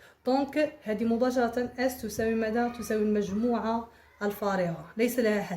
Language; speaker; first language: Arabic; native; Arabic